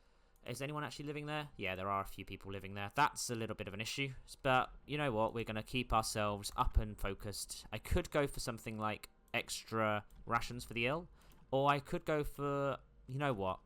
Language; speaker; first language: English; native; English